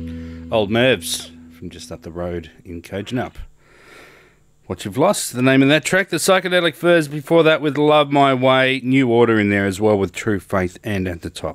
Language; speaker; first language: English; native; English